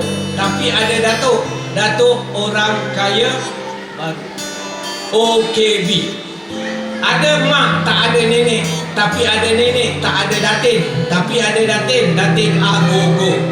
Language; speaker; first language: Malay; native; Malay